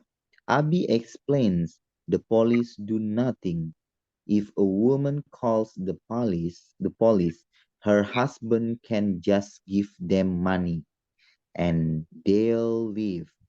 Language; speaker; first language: English; non-native, learner; Indonesian